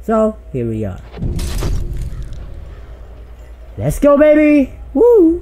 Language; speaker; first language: English; early bilingual, heritage; Indonesian